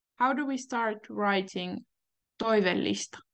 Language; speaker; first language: Finnish; native; Finnish